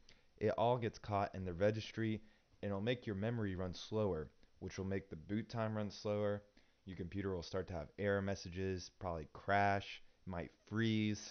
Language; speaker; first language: English; native; English